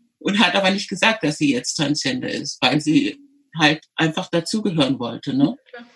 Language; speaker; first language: German; native; German